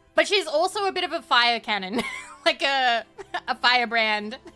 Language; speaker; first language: English; native; English